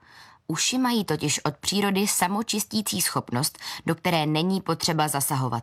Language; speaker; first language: Czech; native; Czech